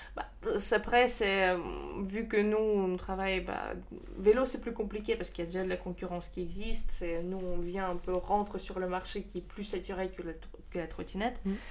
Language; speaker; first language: French; non-native, fluent; Russian